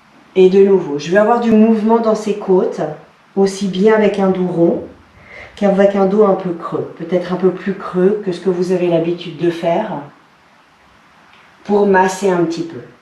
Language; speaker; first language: French; native; French